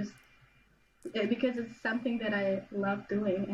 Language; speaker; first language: English; non-native, fluent; German